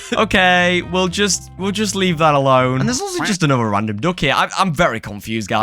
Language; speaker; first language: English; native; English